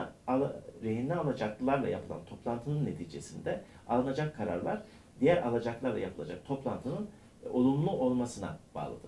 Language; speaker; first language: Turkish; native; Turkish